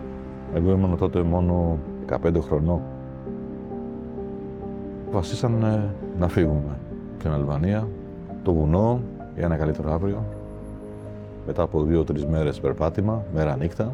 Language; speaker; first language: Greek; non-native, fluent; Albanian